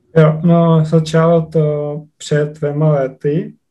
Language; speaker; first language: Czech; non-native, learner; Estonian